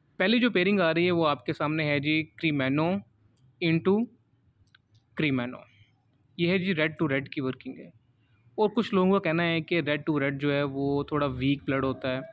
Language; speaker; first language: Urdu; non-native, local second language; Punjabi